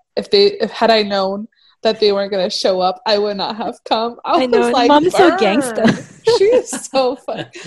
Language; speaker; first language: English; early bilingual, heritage; Persian